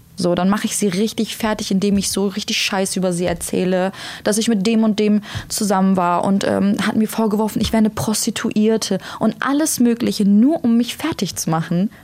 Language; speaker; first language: German; early bilingual, other home language; Turkish